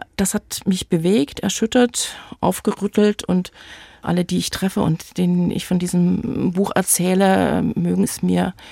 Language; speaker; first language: German; native; German